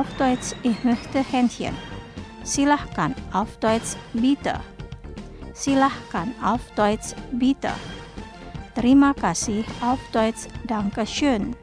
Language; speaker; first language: German; non-native, fluent; Indonesian